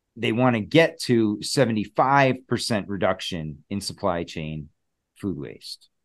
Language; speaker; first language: English; native; English